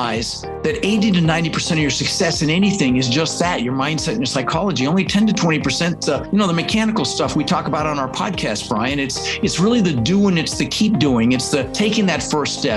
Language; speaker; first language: English; early bilingual, other home language; Dutch